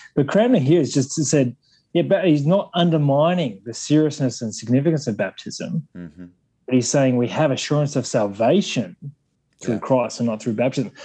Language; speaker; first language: English; native; English